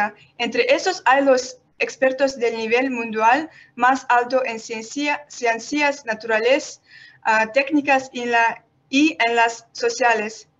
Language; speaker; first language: Spanish; non-native, learner; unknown